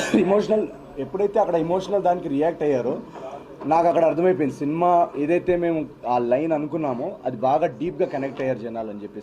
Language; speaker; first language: Telugu; native; Telugu